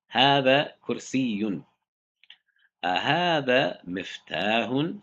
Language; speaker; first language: Arabic; non-native, fluent; English